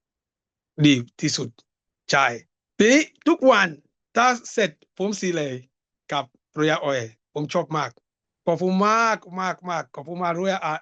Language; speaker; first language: Thai; non-native, learner; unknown